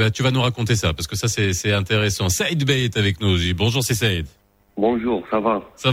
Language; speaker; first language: French; non-native, local second language; Arabic